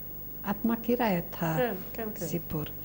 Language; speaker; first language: Hebrew; non-native, fluent; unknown